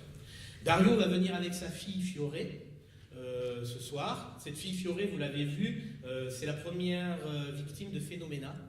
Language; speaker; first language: French; native; French